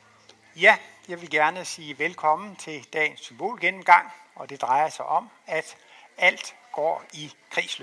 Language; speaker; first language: Danish; native; Danish